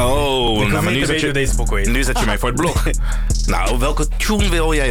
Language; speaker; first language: Dutch; native; Dutch